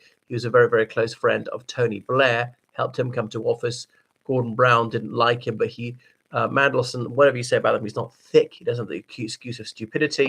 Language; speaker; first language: English; native; English